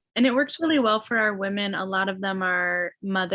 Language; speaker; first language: English; native; English